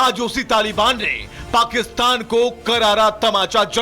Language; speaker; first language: Hindi; native; Hindi